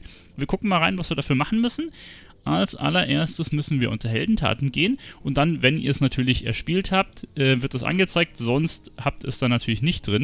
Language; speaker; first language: German; native; German